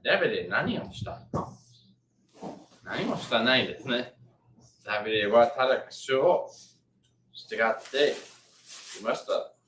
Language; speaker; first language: Japanese; non-native, learner; English